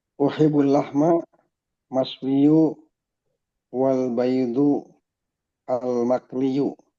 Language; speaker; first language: Arabic; non-native, learner; Indonesian